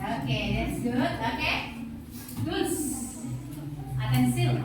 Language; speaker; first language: English; non-native, learner; Indonesian